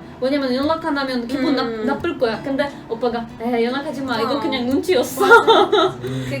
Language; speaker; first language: Korean; non-native, fluent; Polish